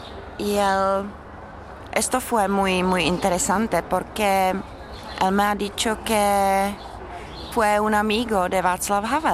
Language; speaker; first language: Spanish; non-native, fluent; Czech